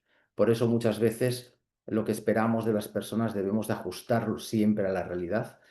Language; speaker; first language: Spanish; native; Spanish